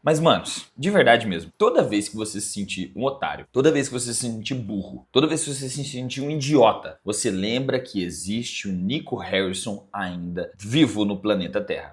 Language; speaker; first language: Portuguese; native; Portuguese